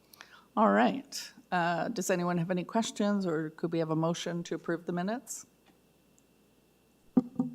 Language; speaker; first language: English; native; English